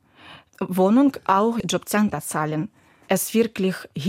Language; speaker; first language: German; non-native, learner; Ukrainian